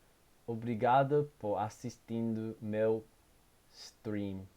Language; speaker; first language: Portuguese; non-native, learner; English